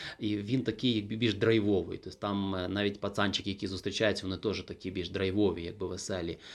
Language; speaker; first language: Ukrainian; native; Ukrainian